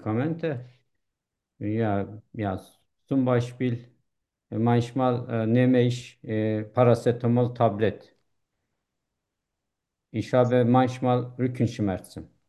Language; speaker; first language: German; non-native, learner; Turkish